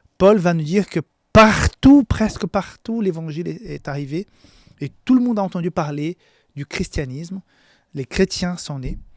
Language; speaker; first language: French; non-native, fluent; Portuguese